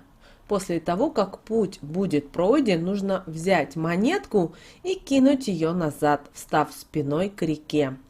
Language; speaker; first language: Russian; native; Russian